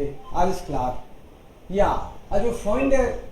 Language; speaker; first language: German; non-native, fluent; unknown